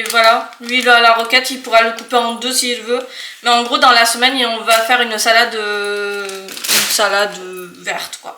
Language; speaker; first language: French; native; French